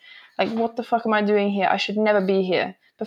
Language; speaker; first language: English; native; English